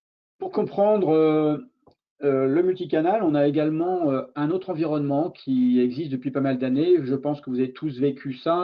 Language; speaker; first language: French; native; French